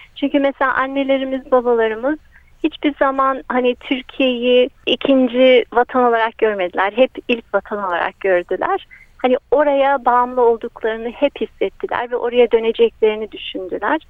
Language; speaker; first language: Turkish; early bilingual, heritage; Turkish